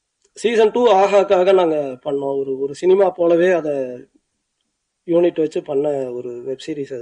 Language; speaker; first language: Tamil; native; Tamil